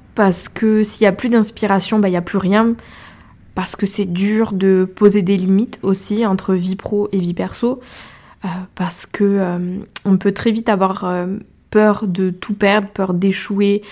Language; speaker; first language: French; native; French